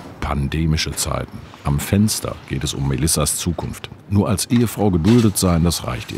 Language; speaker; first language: German; native; German